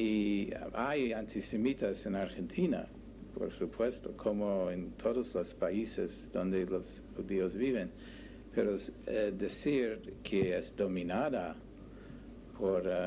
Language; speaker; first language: Spanish; non-native, learner; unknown